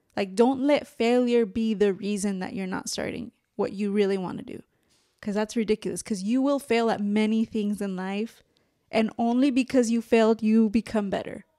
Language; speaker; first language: English; early bilingual, other home language; Spanish